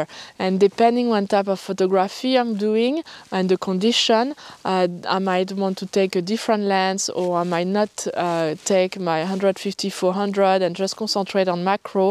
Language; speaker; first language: English; non-native, fluent; French